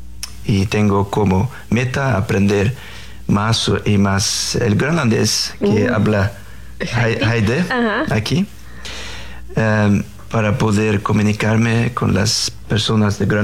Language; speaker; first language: Spanish; non-native, fluent; Faroese